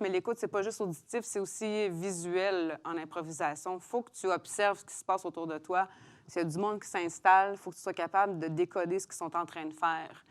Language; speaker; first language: French; native; French